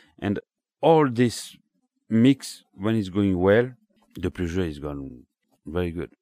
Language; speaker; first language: English; non-native, learner; French